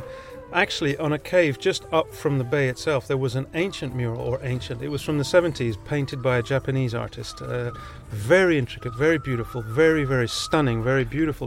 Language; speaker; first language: English; non-native, fluent; Catalan